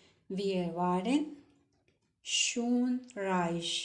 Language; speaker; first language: German; non-native, fluent; Urdu